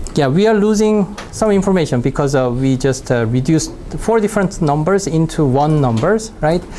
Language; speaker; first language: English; non-native, fluent; Korean